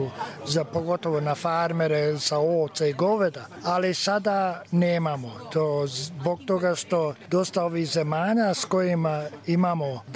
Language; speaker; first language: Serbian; early bilingual, heritage; Serbian